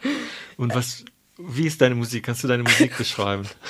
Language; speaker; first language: German; non-native, fluent; Italian